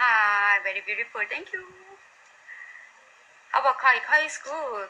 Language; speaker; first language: English; non-native, learner; Korean